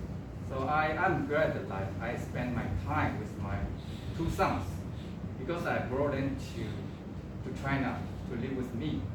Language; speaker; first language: English; non-native, local second language; Chinese